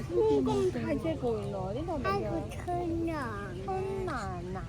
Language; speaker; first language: Cantonese; native; Cantonese